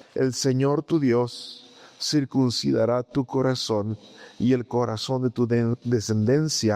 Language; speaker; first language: Spanish; native; Spanish